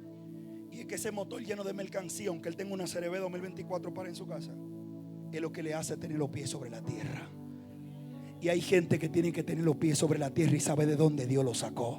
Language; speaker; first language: Spanish; native; Spanish